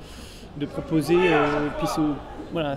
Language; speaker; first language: French; native; French